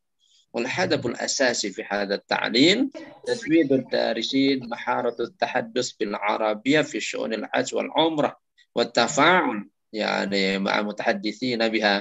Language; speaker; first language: Arabic; non-native, fluent; Indonesian